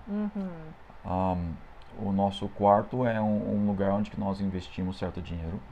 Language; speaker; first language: Portuguese; non-native, fluent; English